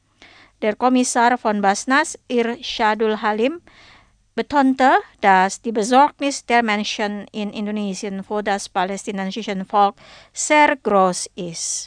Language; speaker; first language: German; non-native, fluent; Indonesian